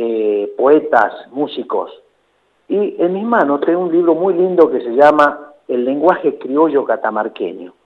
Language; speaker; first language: Spanish; native; Spanish